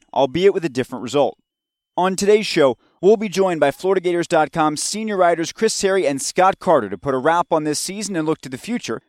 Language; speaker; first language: English; native; English